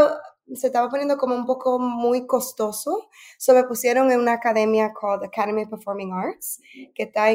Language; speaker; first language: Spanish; early bilingual, heritage; Spanish